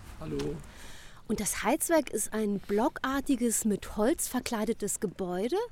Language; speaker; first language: German; native; German